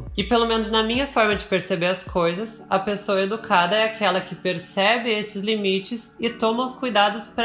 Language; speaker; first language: Portuguese; native; Portuguese